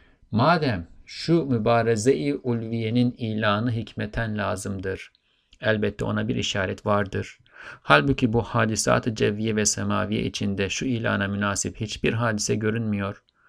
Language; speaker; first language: Turkish; native; Turkish